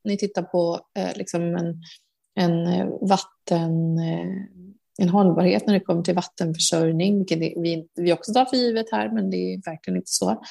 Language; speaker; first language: Swedish; native; Swedish